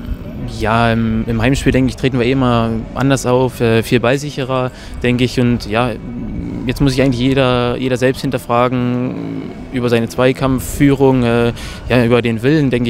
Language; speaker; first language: German; native; German